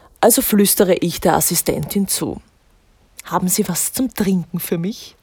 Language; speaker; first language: German; native; German